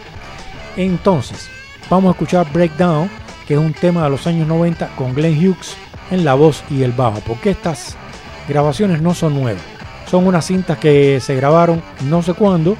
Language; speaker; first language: Spanish; native; Spanish